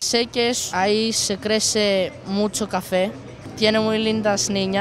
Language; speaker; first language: Spanish; early bilingual, heritage; Greek